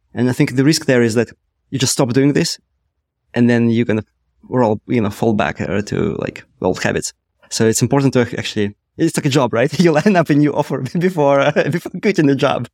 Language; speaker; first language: English; non-native, fluent; Russian